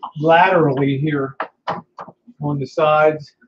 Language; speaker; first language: English; native; English